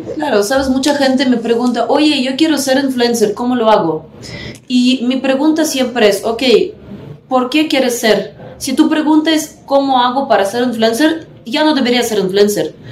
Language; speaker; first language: Spanish; non-native, fluent; Russian